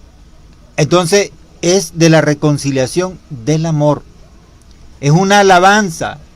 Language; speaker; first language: Spanish; native; Spanish